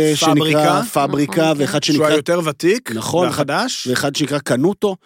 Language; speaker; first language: Hebrew; native; Hebrew